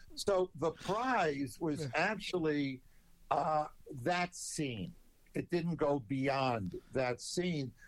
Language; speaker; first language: English; native; English